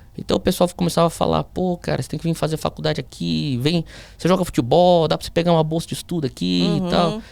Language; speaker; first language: Portuguese; early bilingual, heritage; Portuguese